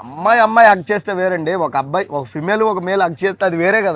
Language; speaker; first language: Telugu; native; Telugu